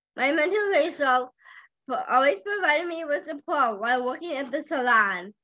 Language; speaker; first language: English; native; English